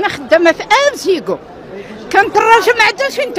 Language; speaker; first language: Arabic; native; Arabic